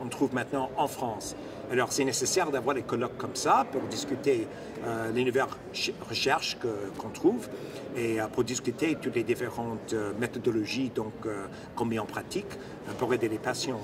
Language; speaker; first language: French; non-native, fluent; English